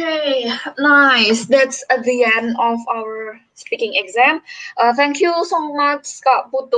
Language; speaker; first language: English; non-native, fluent; Indonesian